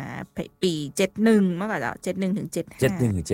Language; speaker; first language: Thai; non-native, local second language; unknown